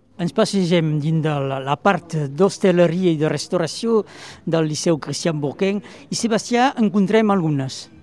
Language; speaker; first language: Catalan; non-native, local second language; French